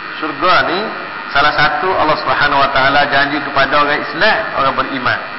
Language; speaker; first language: Malay; native; Malay